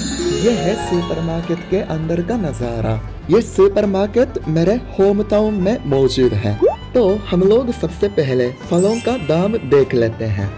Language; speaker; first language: Hindi; non-native, fluent; Japanese